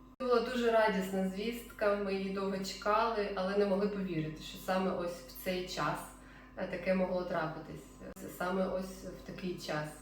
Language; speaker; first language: Ukrainian; non-native, local second language; Russian